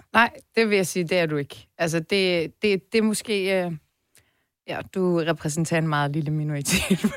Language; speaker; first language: Danish; early bilingual, other home language; Persian